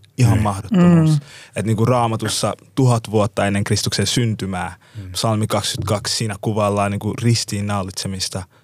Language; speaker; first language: Finnish; native; Finnish